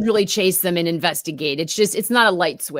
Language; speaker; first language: English; native; English